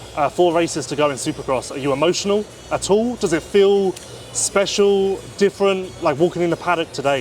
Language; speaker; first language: English; native; English